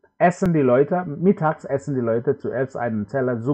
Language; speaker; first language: German; non-native, fluent; Indonesian